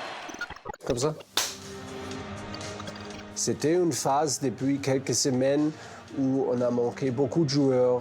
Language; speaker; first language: French; non-native, fluent; German